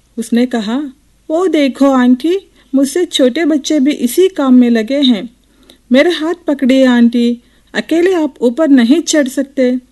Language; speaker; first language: Hindi; non-native, local second language; Telugu